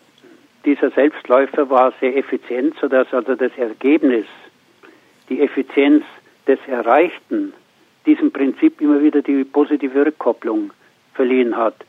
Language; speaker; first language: German; native; German